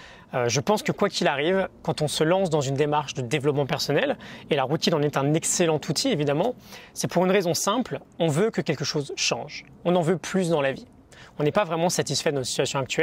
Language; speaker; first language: French; native; French